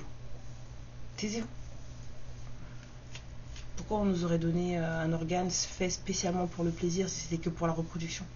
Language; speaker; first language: French; native; French